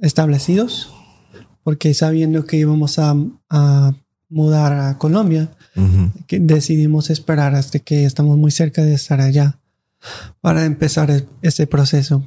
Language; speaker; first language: Spanish; non-native, fluent; English